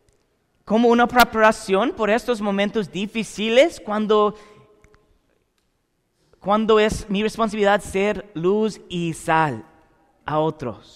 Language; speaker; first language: Spanish; non-native, learner; English